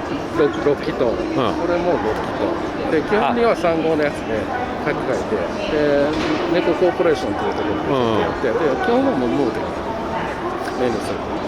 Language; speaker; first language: Japanese; native; Japanese